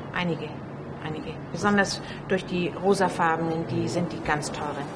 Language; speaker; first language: German; native; German